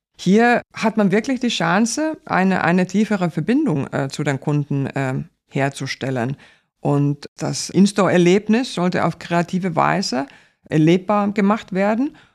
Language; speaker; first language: German; non-native, fluent; Finnish